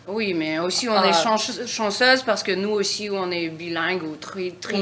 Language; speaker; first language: French; non-native, fluent; Russian